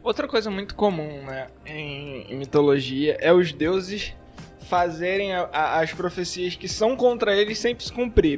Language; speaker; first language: Portuguese; native; Portuguese